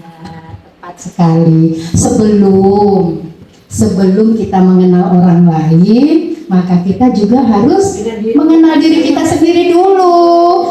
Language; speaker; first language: Indonesian; native; Indonesian